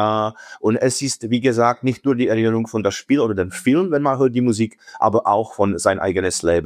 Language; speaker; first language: German; non-native, fluent; Czech